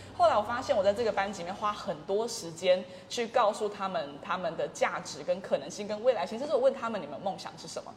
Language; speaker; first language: Chinese; native; Chinese